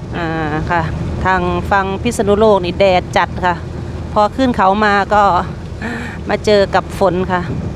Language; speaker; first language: Thai; native; Thai